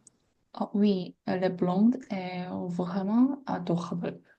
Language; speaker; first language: French; non-native, learner; Korean